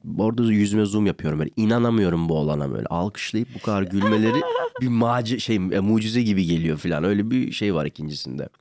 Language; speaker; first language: Turkish; native; Turkish